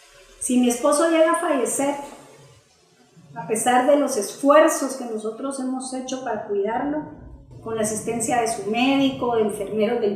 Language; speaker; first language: Spanish; native; Spanish